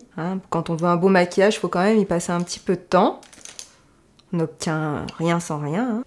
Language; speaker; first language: French; native; French